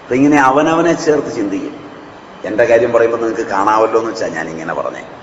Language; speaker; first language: Malayalam; native; Malayalam